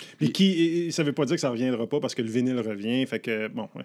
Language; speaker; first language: French; native; French